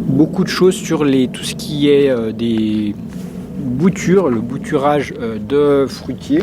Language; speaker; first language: French; native; French